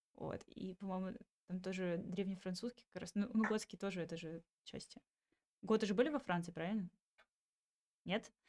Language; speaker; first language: Russian; native; Russian